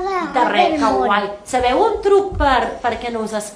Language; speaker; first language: Catalan; native; Catalan